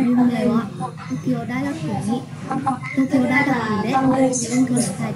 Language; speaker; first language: Japanese; non-native, learner; Vietnamese